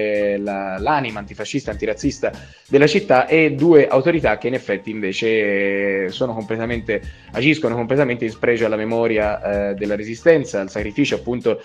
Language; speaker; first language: Italian; native; Italian